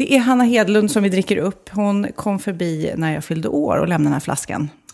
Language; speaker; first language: Swedish; native; Swedish